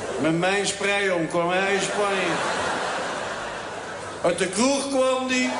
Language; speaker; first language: Dutch; native; Dutch